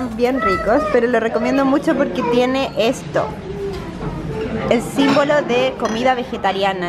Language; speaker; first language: Spanish; native; Spanish